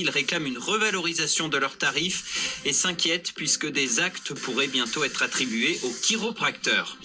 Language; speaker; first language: French; native; French